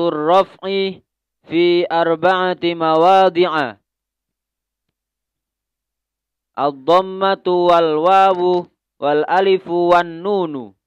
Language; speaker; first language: Arabic; non-native, learner; Indonesian